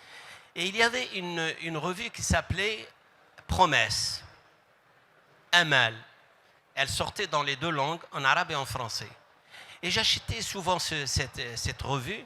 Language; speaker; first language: French; non-native, local second language; Arabic